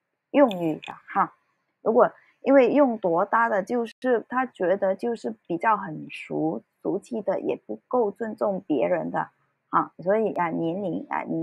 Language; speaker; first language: Chinese; early bilingual, heritage; Cantonese